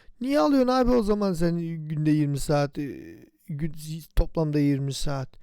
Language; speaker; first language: Turkish; native; Turkish